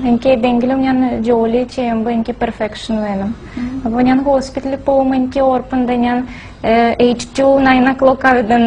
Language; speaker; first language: Malayalam; non-native, fluent; Russian